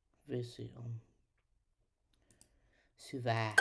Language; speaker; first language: Finnish; non-native, learner; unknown